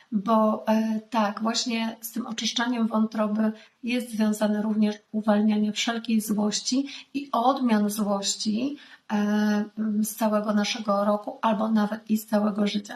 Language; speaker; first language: Polish; native; Polish